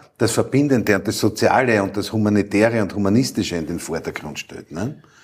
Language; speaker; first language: German; native; German